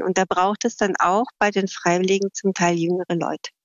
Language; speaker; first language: German; native; German